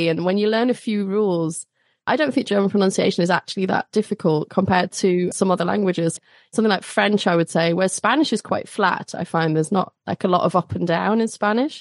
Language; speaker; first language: English; native; English